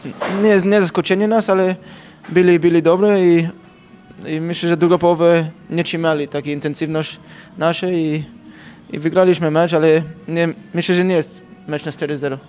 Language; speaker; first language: Polish; non-native, learner; English